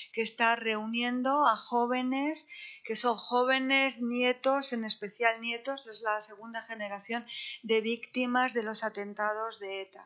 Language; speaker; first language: Spanish; native; Spanish